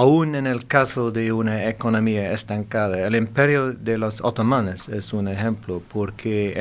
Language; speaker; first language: Spanish; non-native, fluent; English